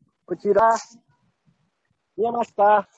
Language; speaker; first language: Japanese; non-native, fluent; Malagasy